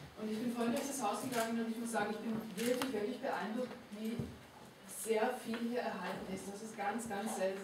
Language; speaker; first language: German; native; German